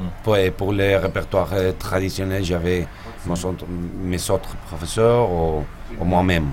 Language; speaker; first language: French; non-native, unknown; Spanish